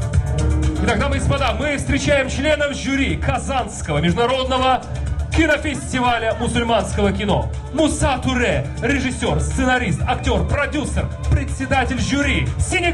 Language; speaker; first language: Russian; native; Russian